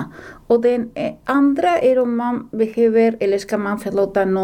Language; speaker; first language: Swedish; non-native, fluent; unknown